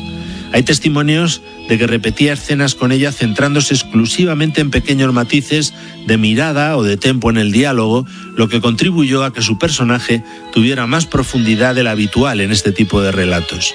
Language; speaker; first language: Spanish; native; Spanish